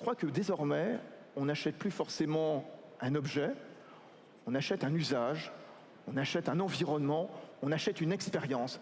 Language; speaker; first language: French; native; French